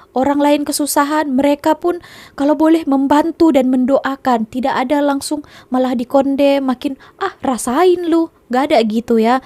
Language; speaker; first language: Indonesian; native; Indonesian